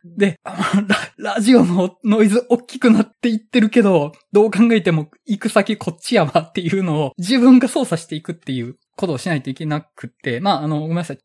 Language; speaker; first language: Japanese; native; Japanese